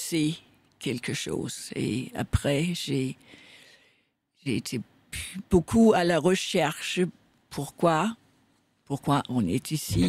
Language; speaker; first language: French; non-native, fluent; Danish